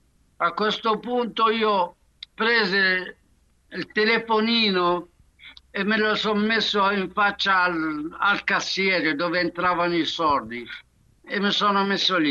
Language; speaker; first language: Italian; non-native, fluent; Arabic